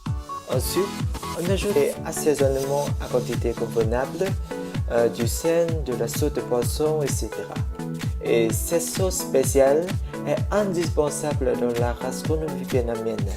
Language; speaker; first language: French; non-native, learner; Vietnamese